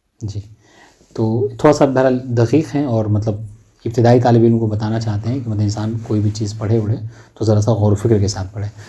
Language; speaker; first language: Urdu; native; Urdu